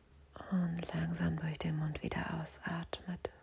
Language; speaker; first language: German; native; German